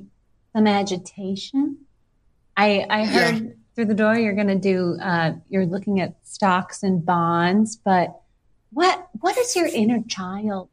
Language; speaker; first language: English; native; English